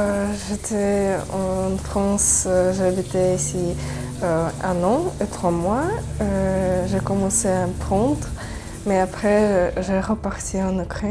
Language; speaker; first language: French; non-native, fluent; Ukrainian